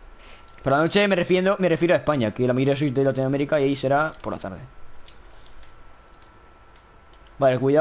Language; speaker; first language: Spanish; native; Spanish